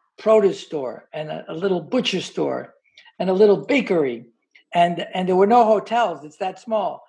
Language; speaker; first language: English; native; English